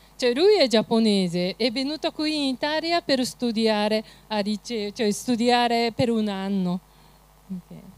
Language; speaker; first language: Italian; non-native, fluent; Japanese